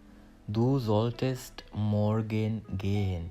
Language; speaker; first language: German; non-native, learner; Bangla